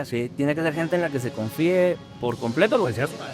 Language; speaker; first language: Spanish; native; Spanish